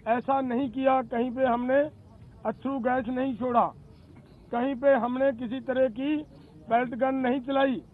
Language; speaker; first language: Hindi; non-native, local second language; Punjabi